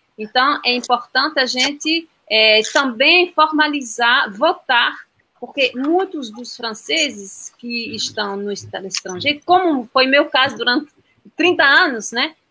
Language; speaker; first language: Portuguese; non-native, fluent; French